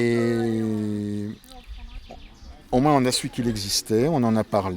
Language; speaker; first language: French; native; French